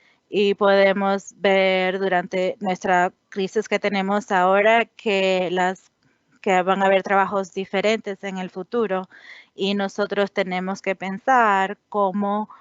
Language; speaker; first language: Spanish; non-native, fluent; English